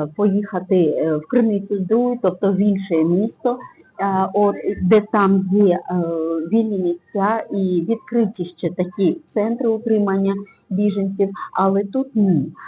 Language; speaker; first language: Ukrainian; native; Ukrainian